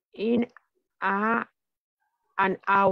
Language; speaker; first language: English; non-native, learner; Spanish